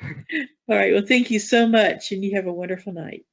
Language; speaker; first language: English; native; English